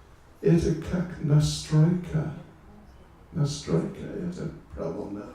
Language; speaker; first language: Russian; non-native, learner; English